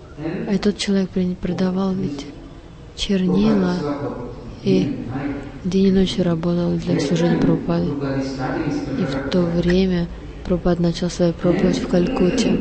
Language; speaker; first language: Russian; non-native, learner; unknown